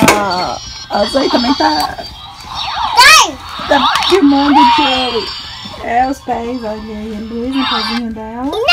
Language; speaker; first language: Portuguese; native; Portuguese